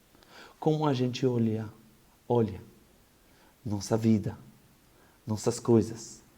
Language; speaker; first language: Portuguese; non-native, fluent; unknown